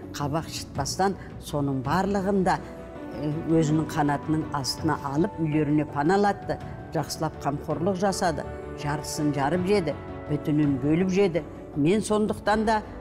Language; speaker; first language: Kazakh; non-native, local second language; Azerbaijani